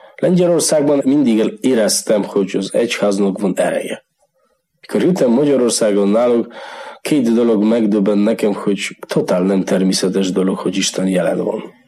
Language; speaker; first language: Hungarian; non-native, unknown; Polish